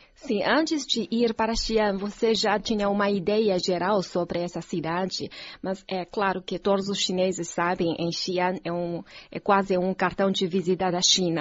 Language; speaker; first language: Portuguese; non-native, fluent; Chinese